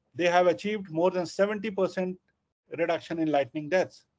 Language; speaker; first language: English; non-native, local second language; Hindi